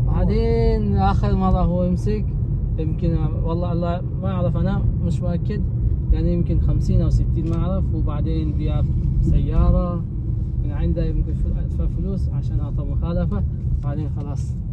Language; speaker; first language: Arabic; non-native, learner; Bangla